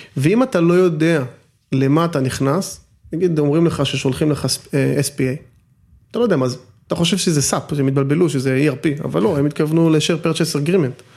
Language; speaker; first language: Hebrew; native; Hebrew